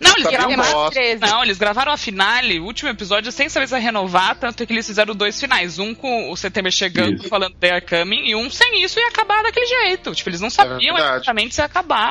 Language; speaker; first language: Portuguese; native; Portuguese